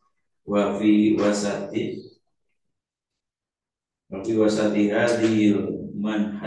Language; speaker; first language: Arabic; non-native, learner; Indonesian